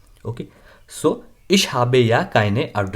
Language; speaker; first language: German; non-native, learner; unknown